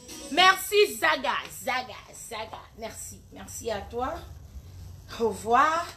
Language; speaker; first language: French; non-native, local second language; Ewe